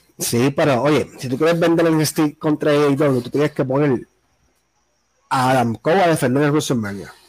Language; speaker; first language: Spanish; native; Spanish